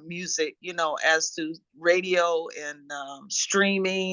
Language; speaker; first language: English; native; English